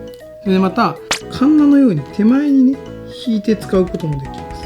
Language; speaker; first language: Japanese; native; Japanese